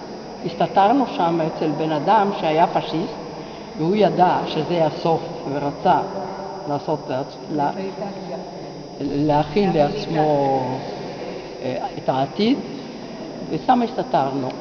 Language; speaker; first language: Hebrew; non-native, fluent; Italian